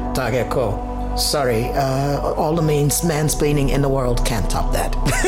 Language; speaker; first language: English; native; English